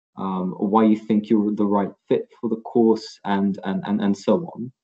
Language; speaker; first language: English; non-native, fluent; Lithuanian